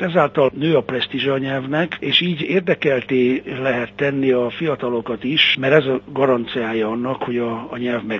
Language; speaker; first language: Hungarian; native; Hungarian